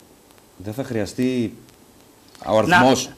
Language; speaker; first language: Greek; native; Greek